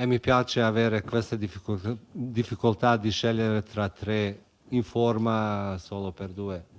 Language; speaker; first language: Italian; non-native, fluent; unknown